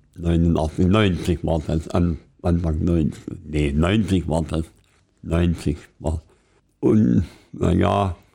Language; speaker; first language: German; native; German